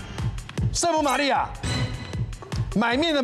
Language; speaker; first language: Chinese; native; Chinese